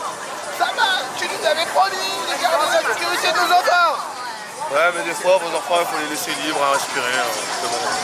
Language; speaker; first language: French; native; French